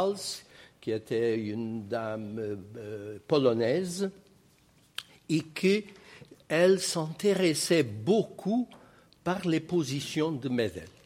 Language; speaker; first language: French; non-native, fluent; Portuguese